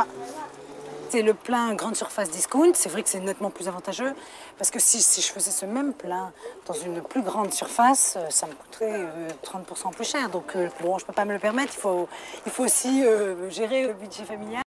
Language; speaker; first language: French; native; French